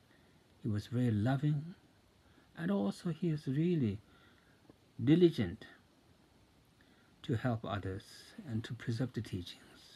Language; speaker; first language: English; non-native, fluent; Tibetan